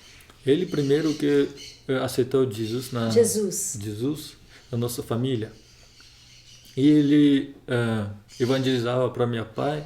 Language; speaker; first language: Portuguese; non-native, learner; Russian